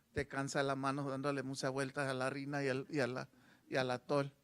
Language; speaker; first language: Spanish; early bilingual, other home language; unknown